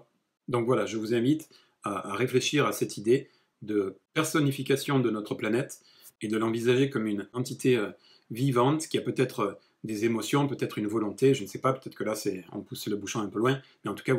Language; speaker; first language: French; native; French